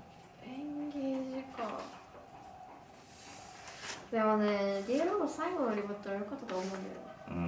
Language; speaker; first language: Japanese; native; Japanese